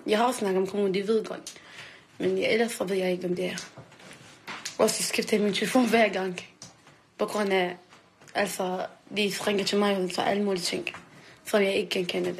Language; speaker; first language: Danish; non-native, learner; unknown